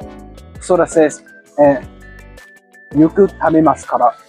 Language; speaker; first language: Japanese; non-native, learner; English